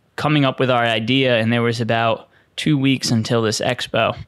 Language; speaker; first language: English; native; English